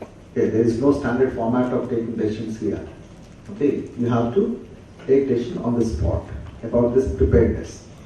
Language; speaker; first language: English; non-native, local second language; Telugu